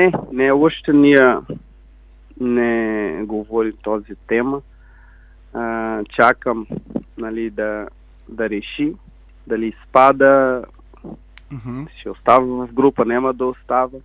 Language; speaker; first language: Bulgarian; non-native, learner; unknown